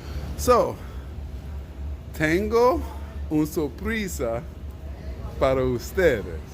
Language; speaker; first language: Spanish; non-native, learner; English